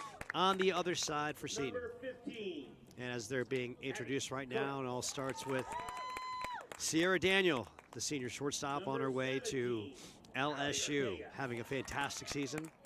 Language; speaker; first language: English; native; English